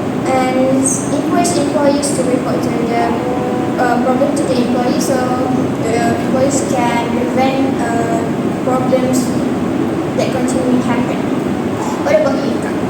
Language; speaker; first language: English; non-native, learner; Malay